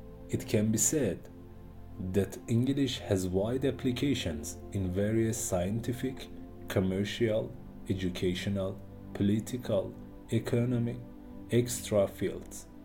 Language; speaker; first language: English; non-native, fluent; Persian